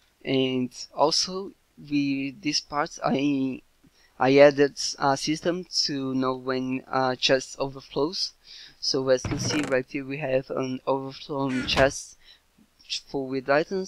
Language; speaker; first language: English; non-native, fluent; Portuguese